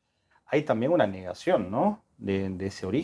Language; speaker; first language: Spanish; native; Spanish